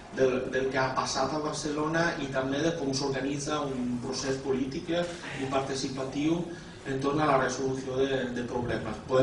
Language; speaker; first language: Catalan; non-native, fluent; Italian